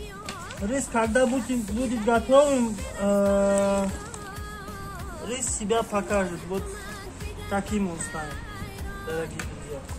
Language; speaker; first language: Russian; non-native, local second language; Tajik